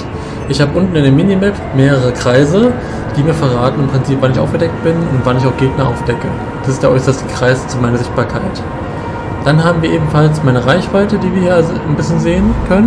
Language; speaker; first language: German; native; German